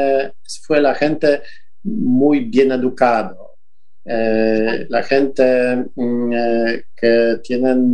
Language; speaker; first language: Spanish; non-native, fluent; Polish